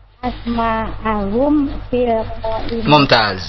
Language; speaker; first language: Arabic; non-native, learner; Indonesian